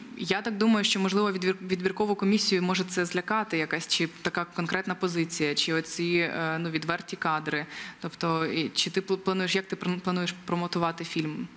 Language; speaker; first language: Ukrainian; native; Ukrainian